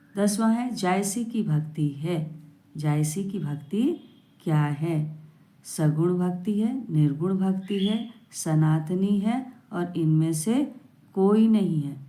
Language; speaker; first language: Hindi; native; Hindi